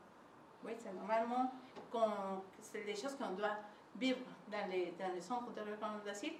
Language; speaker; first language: French; non-native, learner; Spanish